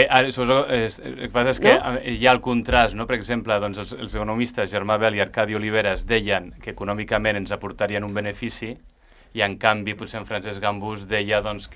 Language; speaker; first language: Catalan; native; Catalan